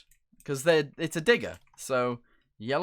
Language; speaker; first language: English; native; English